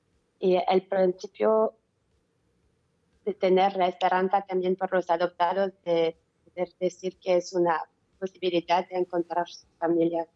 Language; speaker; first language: Spanish; non-native, learner; French